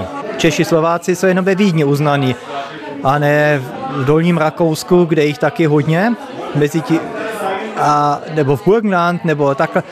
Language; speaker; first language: Czech; early bilingual, heritage; Czech